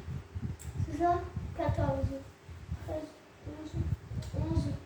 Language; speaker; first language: French; native; French